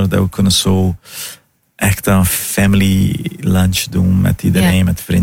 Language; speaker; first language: Dutch; non-native, fluent; Portuguese